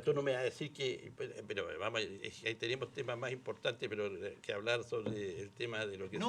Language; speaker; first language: Spanish; native; Spanish